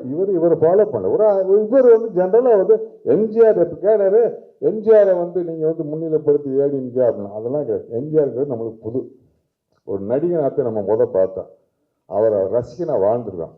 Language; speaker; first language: Tamil; native; Tamil